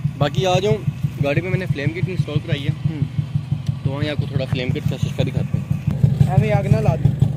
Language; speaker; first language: Urdu; non-native, local second language; Punjabi